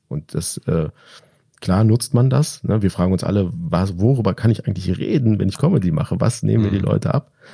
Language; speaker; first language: German; early bilingual, other home language; Turkish